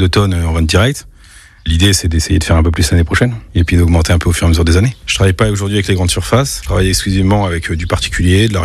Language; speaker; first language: French; native; French